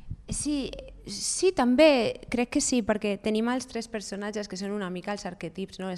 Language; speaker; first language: Catalan; non-native, fluent; Spanish